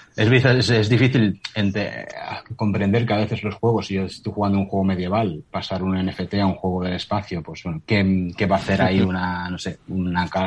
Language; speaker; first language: Spanish; native; Spanish